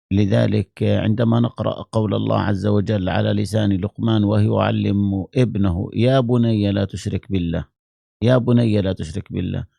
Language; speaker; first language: Arabic; native; Arabic